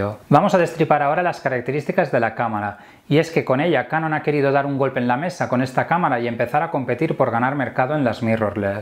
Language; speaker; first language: Spanish; native; Spanish